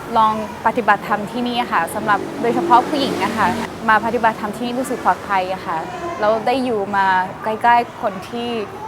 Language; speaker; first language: Thai; non-native, fluent; Portuguese